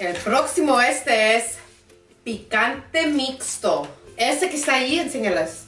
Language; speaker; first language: Spanish; early bilingual, heritage; English